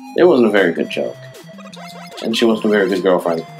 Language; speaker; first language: English; native; English